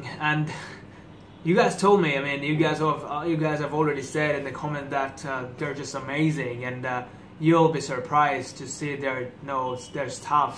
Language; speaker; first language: English; non-native, fluent; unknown